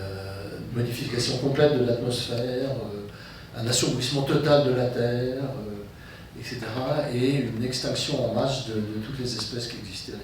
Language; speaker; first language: French; native; French